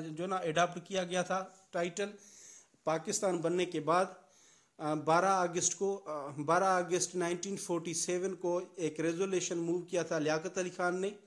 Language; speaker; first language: Urdu; non-native, local second language; Sindhi